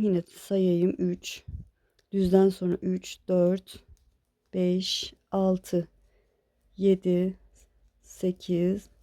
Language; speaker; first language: Turkish; native; Turkish